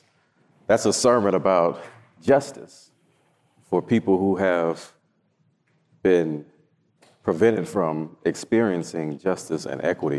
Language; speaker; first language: English; native; English